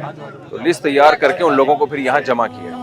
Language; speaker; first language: Urdu; native; Urdu